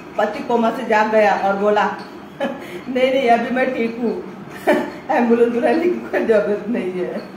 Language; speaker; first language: Hindi; non-native, local second language; Marathi